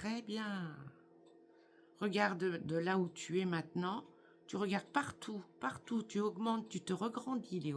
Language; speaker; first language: French; native; French